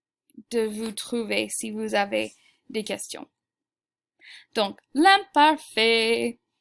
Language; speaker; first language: French; non-native, fluent; English